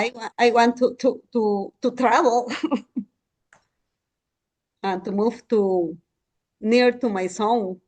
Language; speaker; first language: English; non-native, learner; Spanish